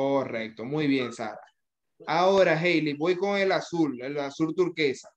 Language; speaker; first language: Spanish; native; Spanish